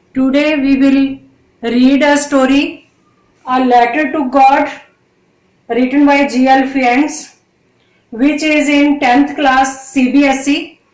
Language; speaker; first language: English; non-native, local second language; Punjabi